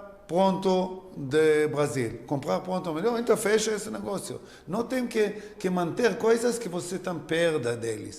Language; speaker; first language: Portuguese; non-native, learner; Hebrew